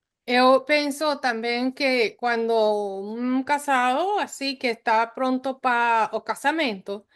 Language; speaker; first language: Spanish; non-native, fluent; English